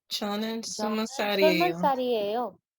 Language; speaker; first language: Korean; non-native, learner; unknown